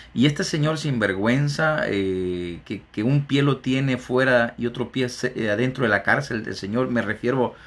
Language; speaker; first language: Spanish; native; Spanish